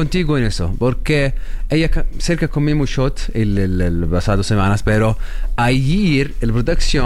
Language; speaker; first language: Spanish; non-native, learner; Arabic